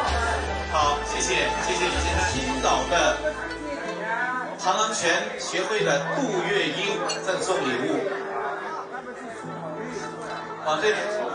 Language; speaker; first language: Chinese; native; Chinese